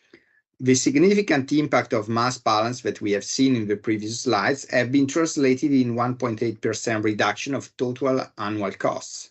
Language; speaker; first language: English; non-native, fluent; Italian